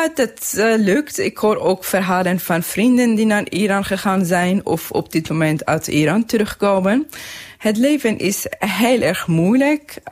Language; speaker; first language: Dutch; non-native, fluent; Persian